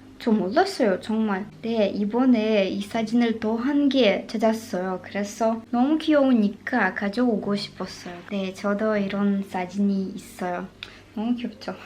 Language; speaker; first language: Korean; non-native, fluent; Russian